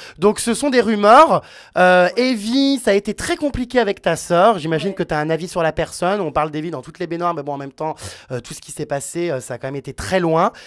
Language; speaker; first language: French; native; French